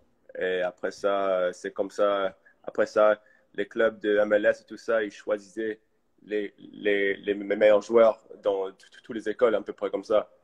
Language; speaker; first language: French; early bilingual, heritage; English